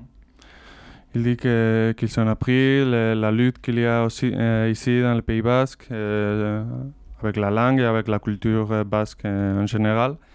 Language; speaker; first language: French; non-native, learner; Spanish